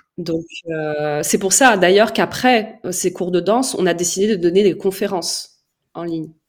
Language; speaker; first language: French; native; French